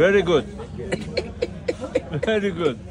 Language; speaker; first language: English; non-native, learner; Persian